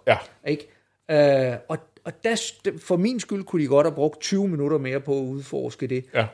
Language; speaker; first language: Danish; native; Danish